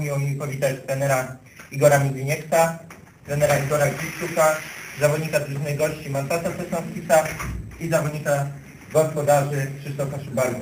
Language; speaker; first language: Polish; native; Polish